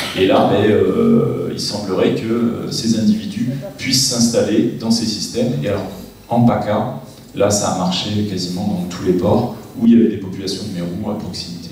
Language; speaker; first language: French; native; French